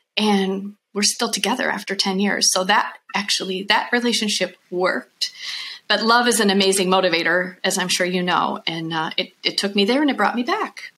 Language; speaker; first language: English; native; English